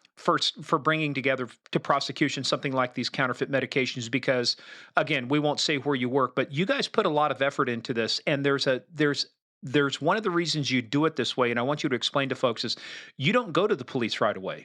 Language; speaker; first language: English; native; English